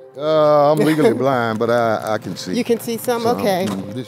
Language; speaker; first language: English; native; English